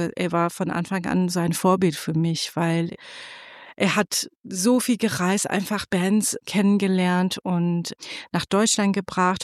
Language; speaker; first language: German; non-native, fluent; Persian